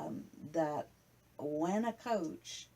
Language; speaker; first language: English; native; English